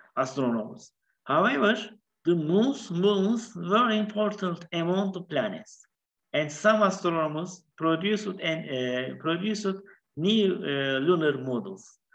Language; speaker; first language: English; non-native, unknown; Turkish